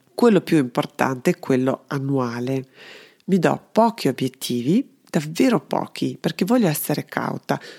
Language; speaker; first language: Italian; non-native, fluent; Serbian